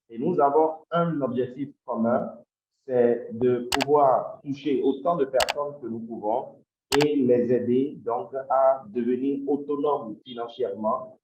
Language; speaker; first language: French; non-native, local second language; Yoruba